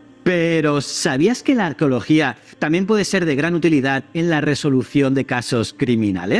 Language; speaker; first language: Spanish; native; Spanish